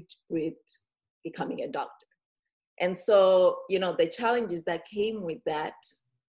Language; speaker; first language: English; non-native, local second language; Shona